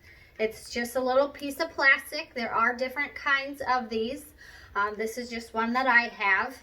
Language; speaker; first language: English; native; English